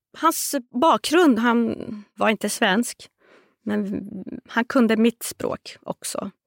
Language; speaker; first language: Swedish; non-native, fluent; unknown